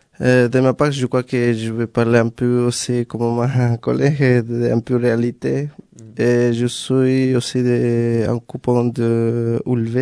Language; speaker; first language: French; non-native, learner; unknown